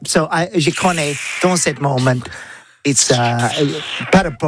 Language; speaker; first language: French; non-native, learner; English